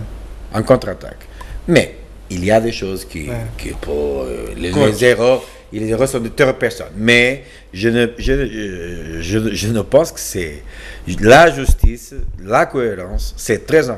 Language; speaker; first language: French; non-native, learner; Portuguese